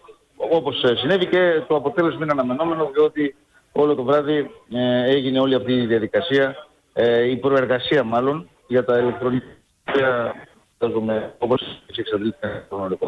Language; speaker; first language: Greek; native; Greek